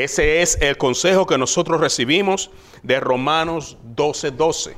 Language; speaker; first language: Spanish; native; Spanish